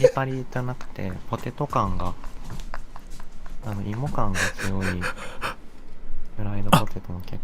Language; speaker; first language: Japanese; native; Japanese